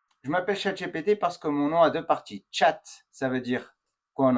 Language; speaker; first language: French; native; French